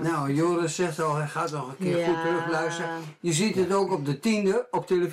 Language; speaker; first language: Dutch; native; Dutch